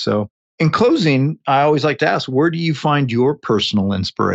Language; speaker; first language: English; native; English